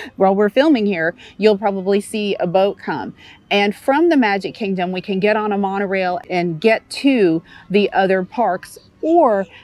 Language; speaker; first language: English; native; English